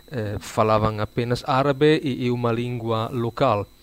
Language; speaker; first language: Portuguese; non-native, fluent; Italian